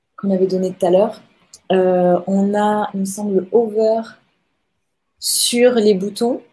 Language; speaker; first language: French; native; French